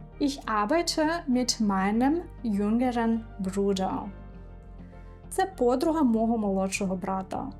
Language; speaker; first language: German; non-native, fluent; Ukrainian